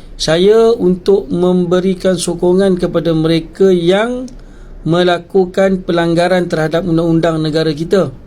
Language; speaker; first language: Malay; native; Malay